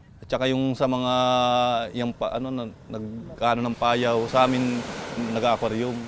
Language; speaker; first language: Filipino; native; Filipino